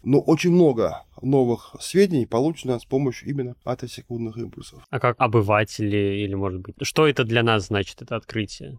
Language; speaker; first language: Russian; native; Russian